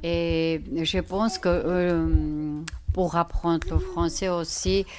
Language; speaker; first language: French; non-native, learner; Georgian